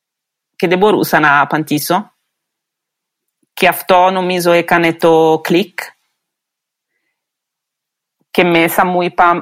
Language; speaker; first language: Greek; non-native, fluent; Italian